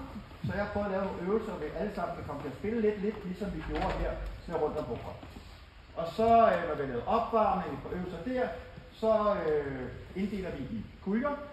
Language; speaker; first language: Danish; native; Danish